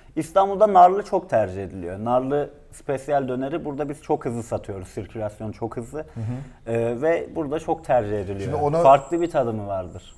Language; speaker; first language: Turkish; native; Turkish